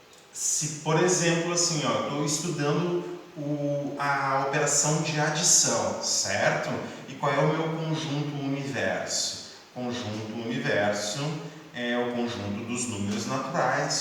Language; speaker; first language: Portuguese; native; Portuguese